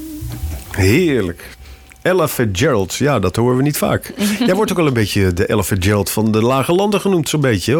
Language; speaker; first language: Dutch; native; Dutch